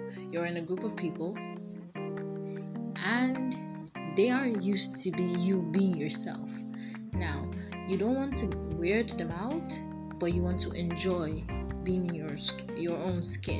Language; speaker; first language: English; non-native, local second language; Yoruba